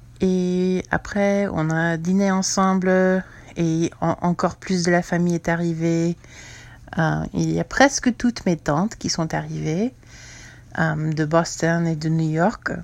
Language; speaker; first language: French; non-native, fluent; English